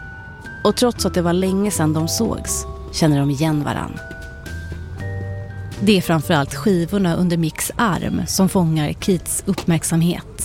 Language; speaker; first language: Swedish; native; Swedish